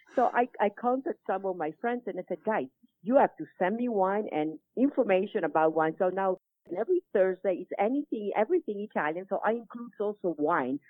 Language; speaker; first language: English; non-native, fluent; Italian